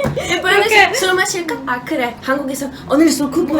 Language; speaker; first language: Korean; non-native, learner; Polish